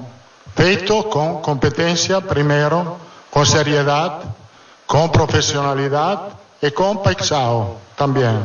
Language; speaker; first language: Portuguese; non-native, fluent; Italian